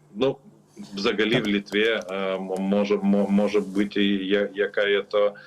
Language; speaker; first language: Ukrainian; non-native, learner; Lithuanian